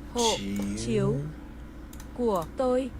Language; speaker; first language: Vietnamese; non-native, learner; English